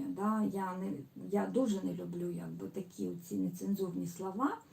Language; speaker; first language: Ukrainian; non-native, local second language; Russian